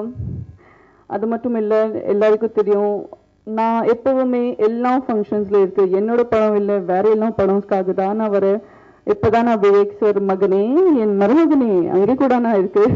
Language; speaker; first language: Tamil; non-native, learner; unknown